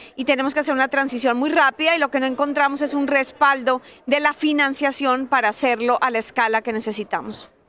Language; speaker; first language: Spanish; native; Spanish